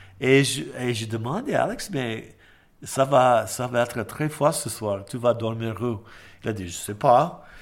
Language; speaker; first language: French; non-native, fluent; English